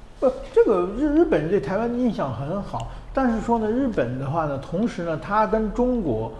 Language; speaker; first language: Chinese; native; Chinese